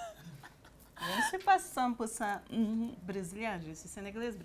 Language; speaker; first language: French; non-native, learner; Portuguese